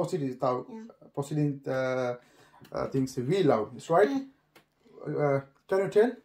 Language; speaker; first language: English; non-native, learner; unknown